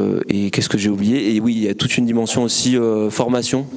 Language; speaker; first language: French; native; French